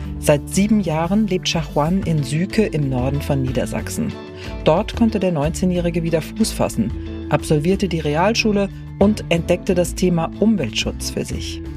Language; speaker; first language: German; native; German